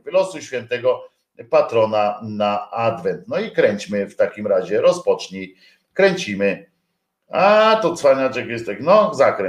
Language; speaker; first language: Polish; native; Polish